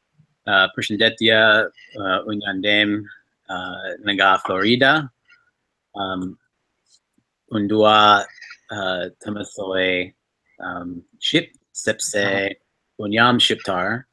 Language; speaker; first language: Albanian; early bilingual, heritage; Albanian